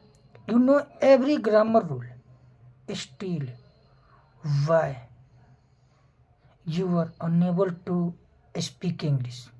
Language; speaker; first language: English; non-native, fluent; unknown